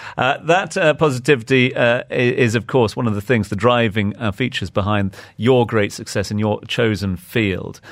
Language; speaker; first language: English; native; English